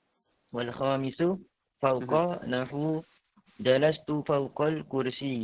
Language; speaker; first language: Arabic; non-native, learner; Malay